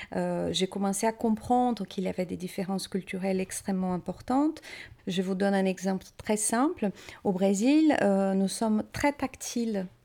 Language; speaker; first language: French; non-native, fluent; Portuguese